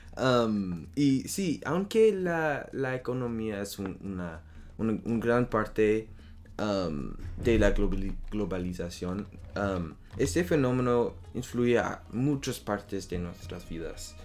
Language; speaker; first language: Spanish; non-native, learner; French